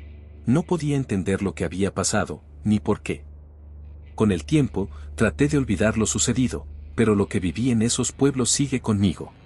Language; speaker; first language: Spanish; native; Spanish